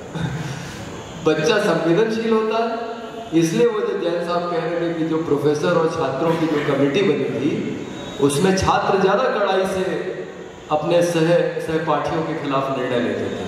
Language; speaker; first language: Hindi; native; Hindi